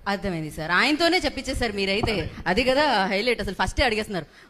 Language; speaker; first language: Telugu; native; Telugu